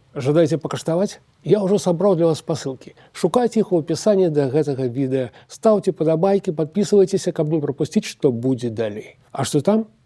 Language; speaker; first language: Belarusian; native; Belarusian